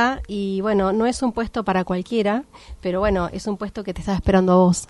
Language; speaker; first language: Spanish; native; Spanish